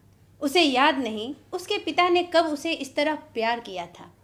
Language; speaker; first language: Hindi; native; Hindi